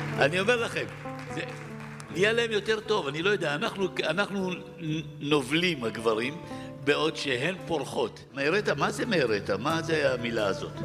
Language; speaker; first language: Hebrew; early bilingual, other home language; Arabic